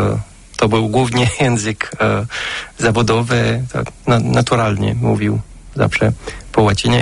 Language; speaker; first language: Polish; non-native, fluent; French